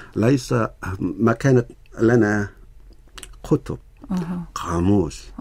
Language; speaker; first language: Arabic; non-native, learner; Korean